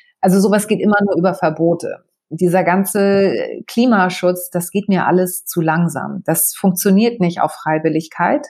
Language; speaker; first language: German; early bilingual, other home language; Greek